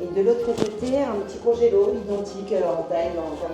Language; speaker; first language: French; native; French